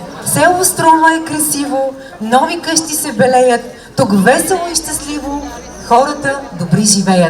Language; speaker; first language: Bulgarian; native; Bulgarian